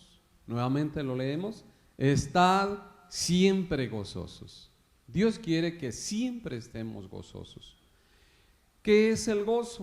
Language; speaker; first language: Spanish; native; Spanish